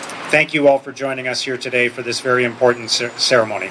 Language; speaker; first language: English; native; English